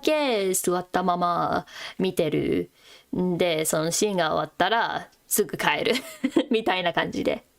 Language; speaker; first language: Japanese; non-native, fluent; English